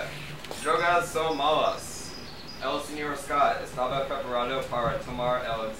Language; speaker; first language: Spanish; non-native, learner; English